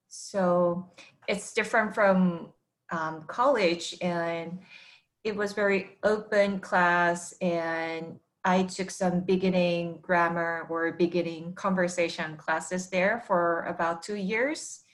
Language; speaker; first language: English; non-native, fluent; Korean